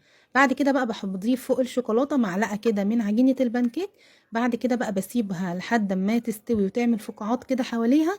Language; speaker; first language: Arabic; native; Arabic